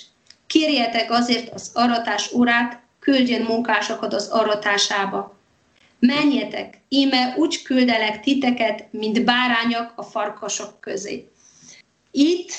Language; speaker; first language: Hungarian; non-native, fluent; Polish